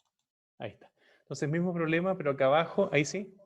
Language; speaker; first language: Spanish; native; Spanish